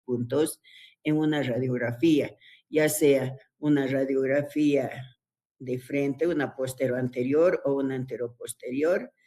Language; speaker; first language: Spanish; native; Spanish